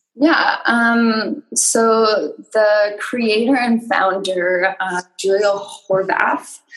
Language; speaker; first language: English; native; English